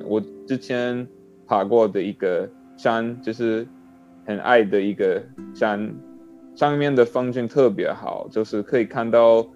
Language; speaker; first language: Chinese; non-native, learner; English